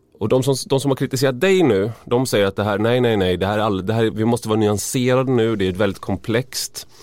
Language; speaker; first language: Swedish; native; Swedish